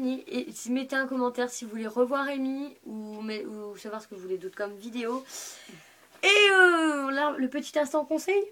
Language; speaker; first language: French; native; French